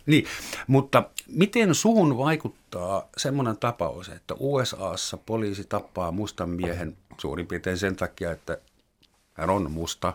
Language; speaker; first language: Finnish; non-native, fluent; German